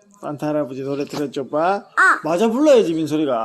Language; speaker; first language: Korean; native; Korean